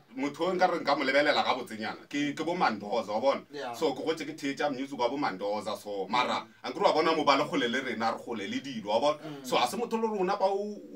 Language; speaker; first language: Northern Sotho; non-native, local second language; Zulu